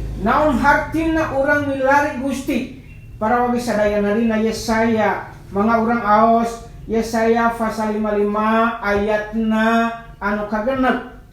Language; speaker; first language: Sundanese; non-native, local second language; Nias